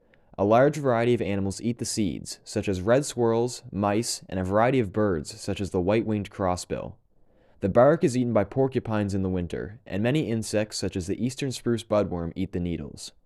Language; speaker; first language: English; native; English